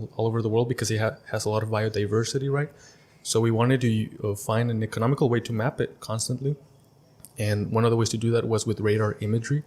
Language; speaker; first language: English; early bilingual, other home language; Spanish